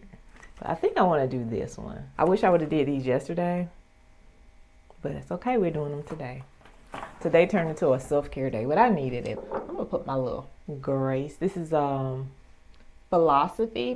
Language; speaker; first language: English; native; English